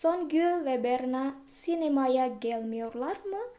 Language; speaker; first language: Turkish; non-native, fluent; Indonesian